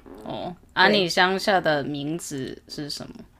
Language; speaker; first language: Chinese; early bilingual, heritage; Chinese